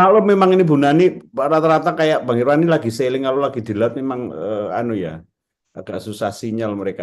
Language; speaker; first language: Indonesian; native; Indonesian